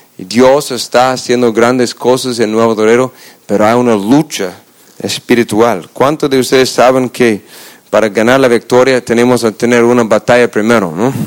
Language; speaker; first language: Spanish; non-native, fluent; English